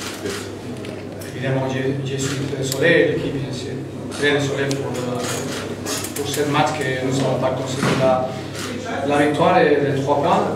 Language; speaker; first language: French; non-native, fluent; Spanish